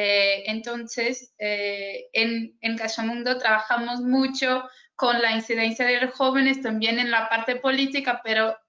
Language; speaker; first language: Spanish; non-native, fluent; Portuguese